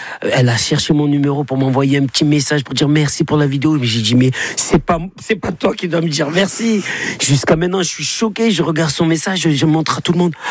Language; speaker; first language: French; native; French